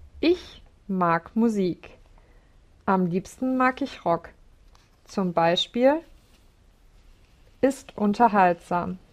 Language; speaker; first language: German; non-native, learner; English